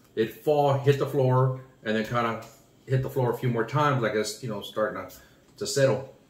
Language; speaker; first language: English; native; English